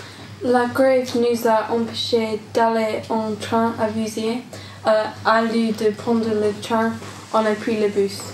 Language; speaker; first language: French; non-native, learner; English